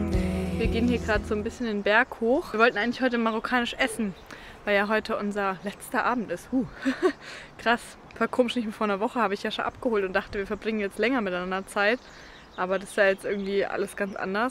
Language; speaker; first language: German; native; German